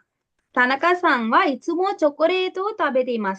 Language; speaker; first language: Japanese; non-native, fluent; Sinhala